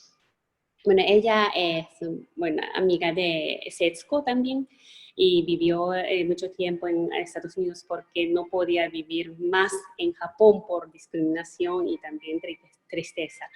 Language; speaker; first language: Spanish; non-native, fluent; Japanese